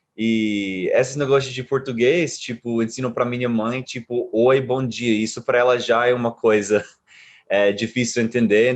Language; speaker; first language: Portuguese; non-native, fluent; English